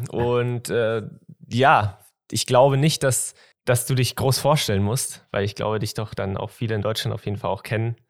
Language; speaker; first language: German; native; German